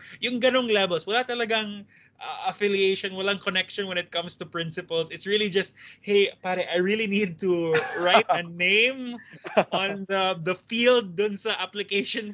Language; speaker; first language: English; non-native, local second language; Cebuano